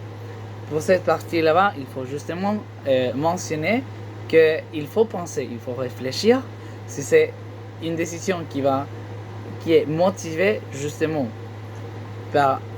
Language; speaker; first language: French; non-native, learner; Spanish